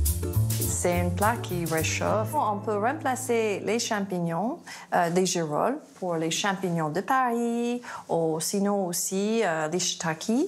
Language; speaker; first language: French; non-native, fluent; English